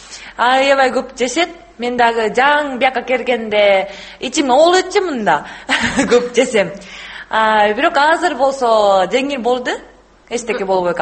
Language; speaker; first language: Kyrgyz; non-native, learner; Japanese